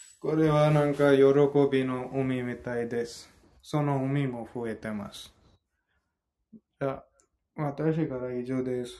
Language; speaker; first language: Japanese; non-native, fluent; Hindi